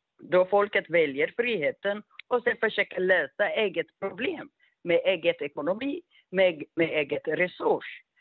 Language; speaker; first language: Swedish; non-native, fluent; Amharic